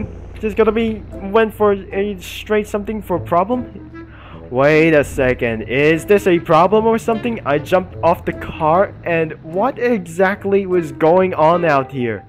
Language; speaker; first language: English; non-native, learner; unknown